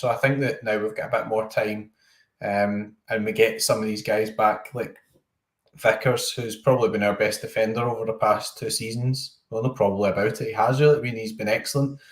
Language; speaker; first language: English; native; English